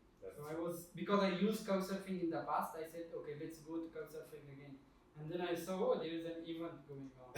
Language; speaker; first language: English; non-native, fluent; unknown